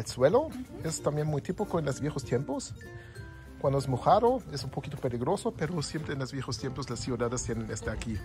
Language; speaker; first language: Spanish; non-native, learner; German